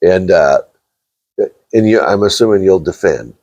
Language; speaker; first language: English; native; English